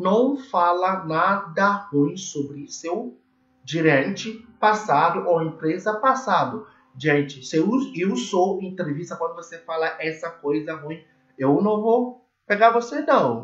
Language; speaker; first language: Portuguese; non-native, learner; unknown